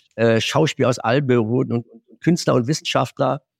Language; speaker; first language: German; native; German